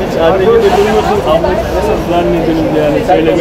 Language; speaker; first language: Turkish; native; Turkish